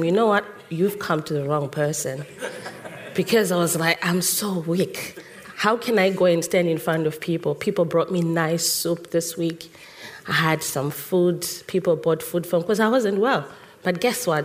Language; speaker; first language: English; non-native, local second language; Shona